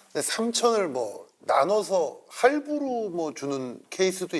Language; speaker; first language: Korean; native; Korean